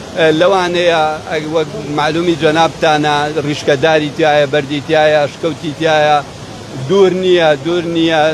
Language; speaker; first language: Central Kurdish; native; Central Kurdish